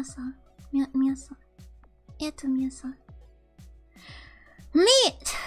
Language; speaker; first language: Russian; non-native, learner; English